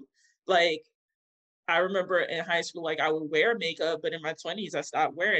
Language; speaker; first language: English; native; English